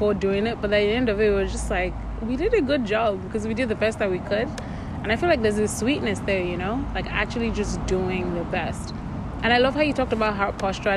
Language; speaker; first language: English; non-native, local second language; Yoruba